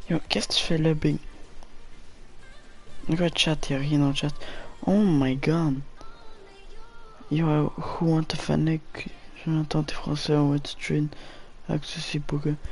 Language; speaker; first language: French; native; French